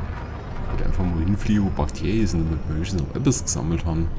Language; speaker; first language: German; native; German